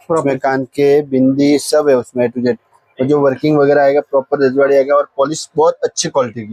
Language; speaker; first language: Hindi; non-native, local second language; Marathi